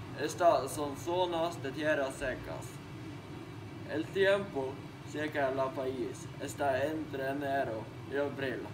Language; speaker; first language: Spanish; non-native, learner; Swedish